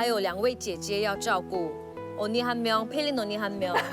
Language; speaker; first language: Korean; non-native, fluent; Chinese